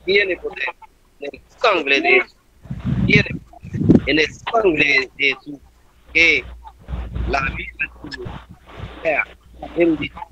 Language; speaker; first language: Spanish; non-native, learner; Haitian Creole